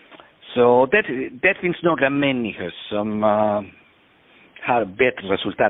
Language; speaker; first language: Swedish; non-native, fluent; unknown